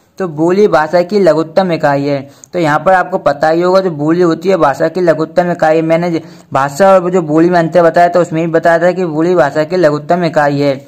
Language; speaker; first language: Hindi; native; Hindi